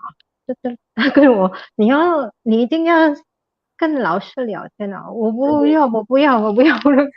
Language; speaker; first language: Chinese; non-native, learner; Indonesian